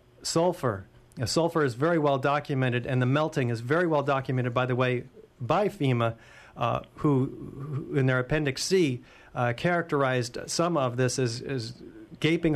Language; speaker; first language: English; native; English